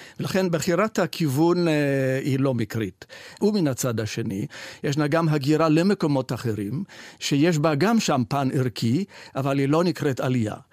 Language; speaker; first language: Hebrew; non-native, fluent; Italian